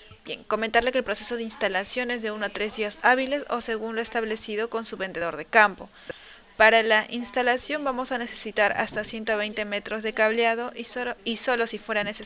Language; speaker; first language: Spanish; native; Spanish